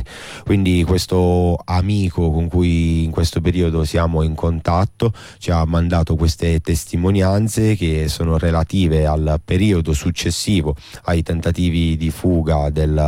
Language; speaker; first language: Italian; native; Italian